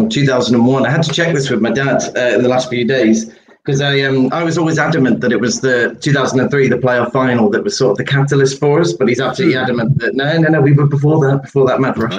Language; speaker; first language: English; native; English